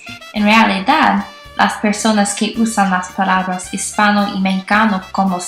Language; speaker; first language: Spanish; non-native, learner; English